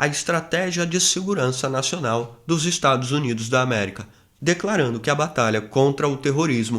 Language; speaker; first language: Portuguese; native; Portuguese